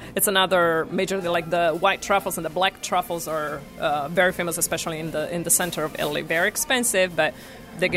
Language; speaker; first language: English; non-native, fluent; Italian